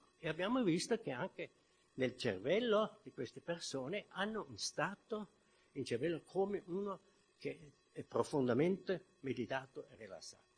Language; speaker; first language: Italian; non-native, fluent; German